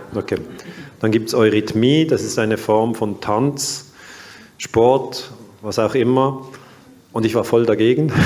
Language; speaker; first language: German; native; German